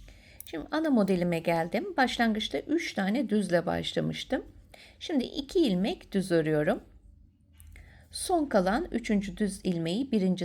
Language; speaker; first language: Turkish; native; Turkish